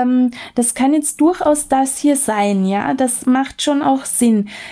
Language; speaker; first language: German; native; German